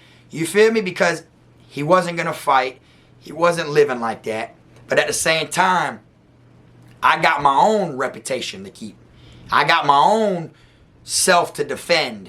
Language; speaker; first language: English; native; English